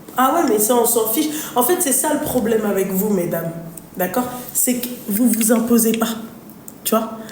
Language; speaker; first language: French; native; French